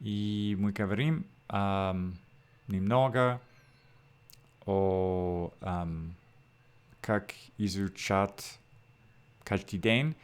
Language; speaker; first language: Russian; non-native, learner; English